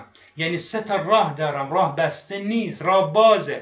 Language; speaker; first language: Persian; non-native, fluent; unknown